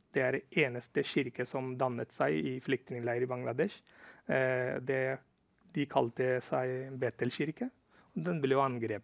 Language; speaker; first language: Norwegian; non-native, fluent; Rohingya